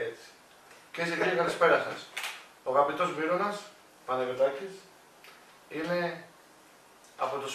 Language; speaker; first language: Greek; native; Greek